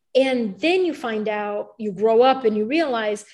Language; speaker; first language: English; early bilingual, other home language; Bulgarian